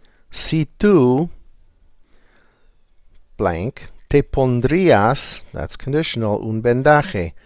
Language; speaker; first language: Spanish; non-native, fluent; English